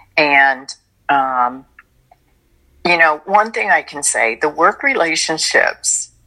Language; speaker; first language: English; native; English